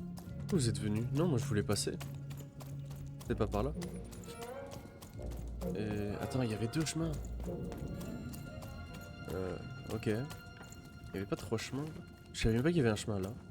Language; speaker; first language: French; native; French